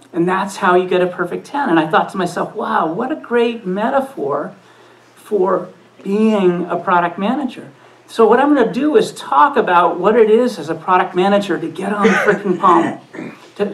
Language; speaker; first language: English; native; English